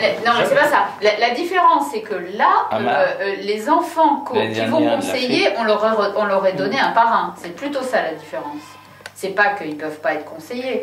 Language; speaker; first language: French; native; French